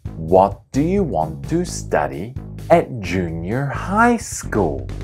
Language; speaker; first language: English; native; English